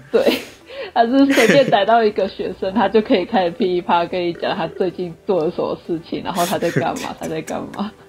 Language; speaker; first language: Chinese; native; Chinese